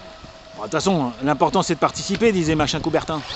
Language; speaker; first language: French; native; French